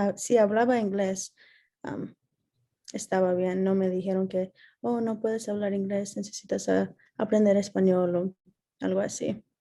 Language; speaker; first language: Spanish; early bilingual, heritage; English